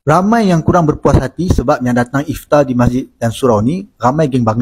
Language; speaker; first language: Malay; native; Malay